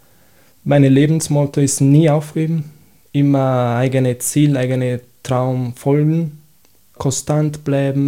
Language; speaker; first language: German; non-native, fluent; Italian